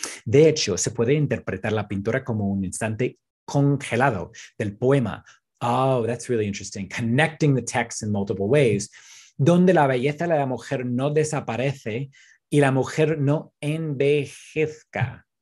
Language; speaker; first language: Spanish; non-native, fluent; English